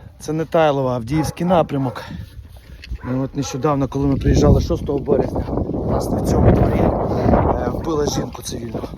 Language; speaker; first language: Ukrainian; native; Ukrainian